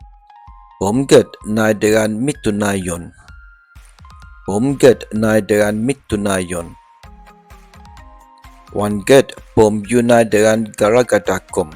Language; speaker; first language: Thai; non-native, learner; English